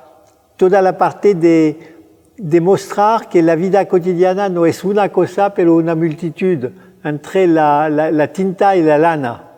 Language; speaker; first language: Spanish; non-native, fluent; French